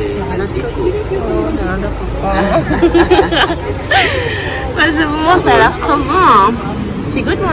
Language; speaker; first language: French; native; French